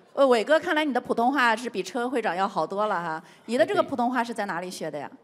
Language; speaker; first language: Chinese; native; Chinese